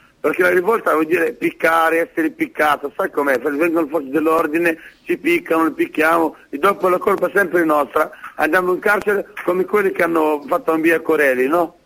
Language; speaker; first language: Italian; non-native, fluent; Arabic